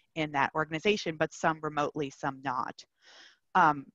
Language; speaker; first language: English; native; English